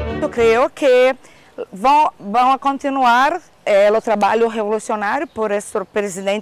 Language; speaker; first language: Portuguese; non-native, learner; Spanish